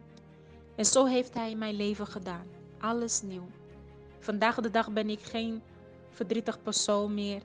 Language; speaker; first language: Dutch; non-native, fluent; Portuguese